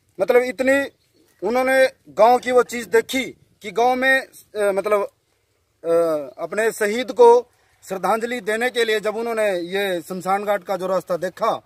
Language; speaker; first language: Hindi; native; Hindi